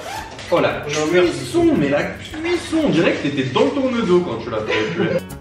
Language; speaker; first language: French; native; French